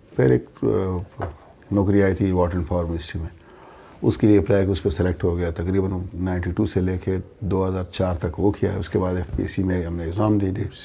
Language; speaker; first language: Urdu; non-native, local second language; Pashto